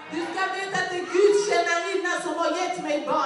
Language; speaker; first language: Swedish; non-native, fluent; Lingala